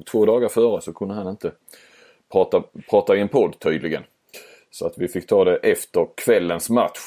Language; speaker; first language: Swedish; native; Swedish